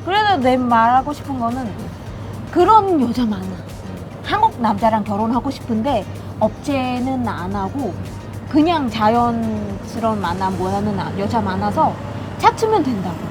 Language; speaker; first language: Korean; non-native, local second language; Vietnamese